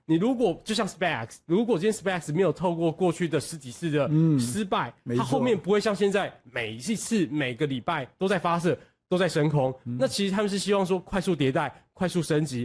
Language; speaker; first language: Chinese; native; Chinese